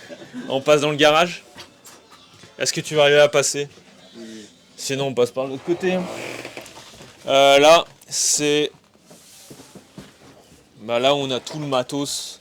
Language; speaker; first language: French; native; French